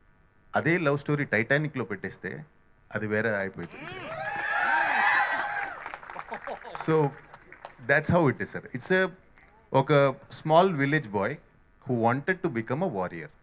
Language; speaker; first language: Telugu; non-native, learner; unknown